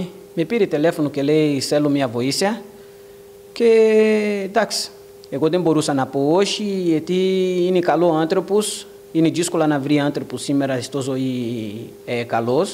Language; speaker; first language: Greek; non-native, learner; Portuguese